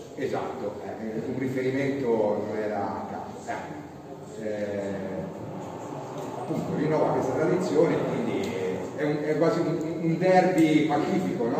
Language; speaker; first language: Italian; native; Italian